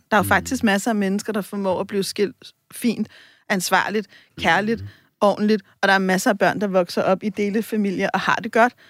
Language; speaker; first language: Danish; native; Danish